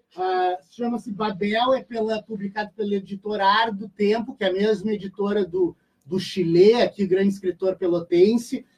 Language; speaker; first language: Portuguese; native; Portuguese